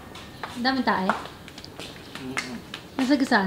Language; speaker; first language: Filipino; native; Filipino